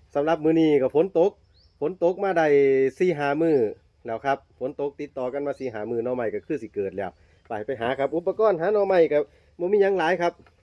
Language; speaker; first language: Thai; native; Thai